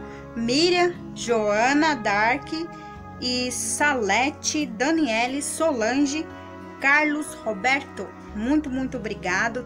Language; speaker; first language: Portuguese; non-native, local second language; Guarani